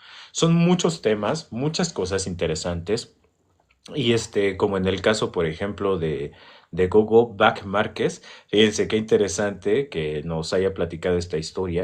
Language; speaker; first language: Spanish; native; Spanish